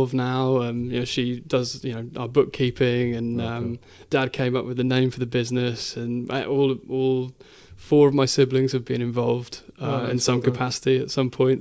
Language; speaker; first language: English; native; English